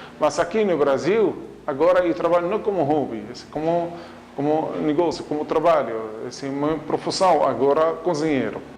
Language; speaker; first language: Portuguese; non-native, learner; Arabic